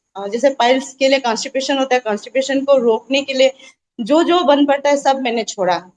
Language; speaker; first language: Hindi; non-native, local second language; Assamese